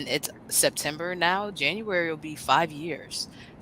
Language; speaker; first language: English; native; English